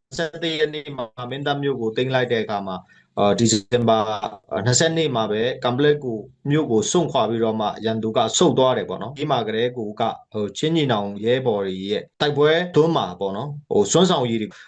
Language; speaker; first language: Burmese; non-native, local second language; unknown